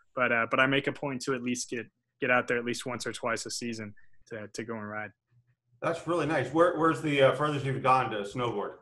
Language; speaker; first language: English; native; English